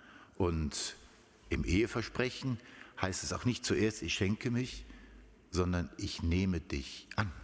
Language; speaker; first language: German; native; German